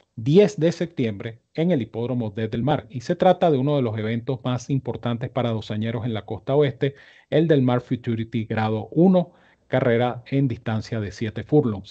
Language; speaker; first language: Spanish; native; Spanish